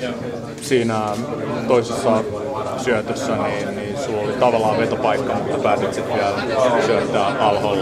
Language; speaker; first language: Finnish; native; Finnish